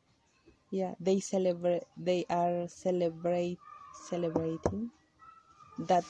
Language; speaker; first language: English; non-native, local second language; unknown